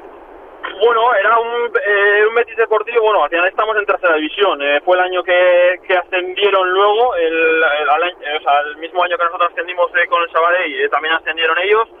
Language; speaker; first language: Spanish; native; Spanish